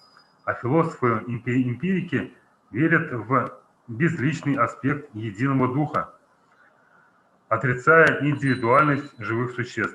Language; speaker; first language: Russian; native; Russian